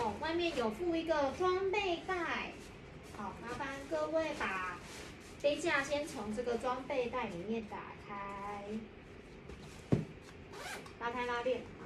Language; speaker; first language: Chinese; native; Chinese